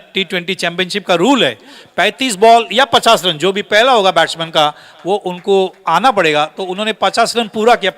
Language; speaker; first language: Hindi; non-native, local second language; Marathi